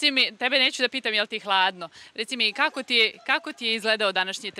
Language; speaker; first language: Serbian; native; Serbian